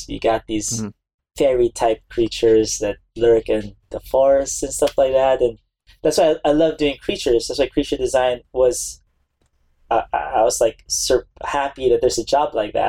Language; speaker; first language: English; non-native, local second language; Filipino